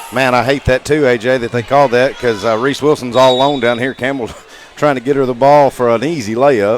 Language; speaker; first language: English; native; English